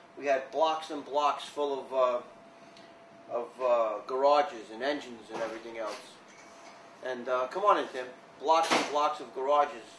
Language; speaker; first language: English; native; English